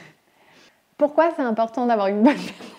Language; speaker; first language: French; native; French